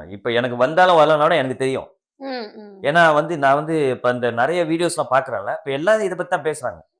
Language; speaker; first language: Tamil; early bilingual, heritage; Tamil